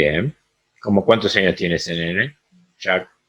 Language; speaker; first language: Spanish; native; Spanish